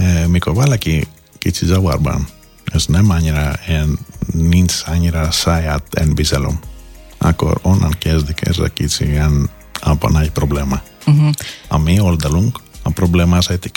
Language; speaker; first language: Hungarian; non-native, learner; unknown